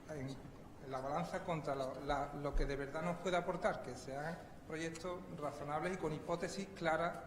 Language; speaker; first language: Spanish; native; Spanish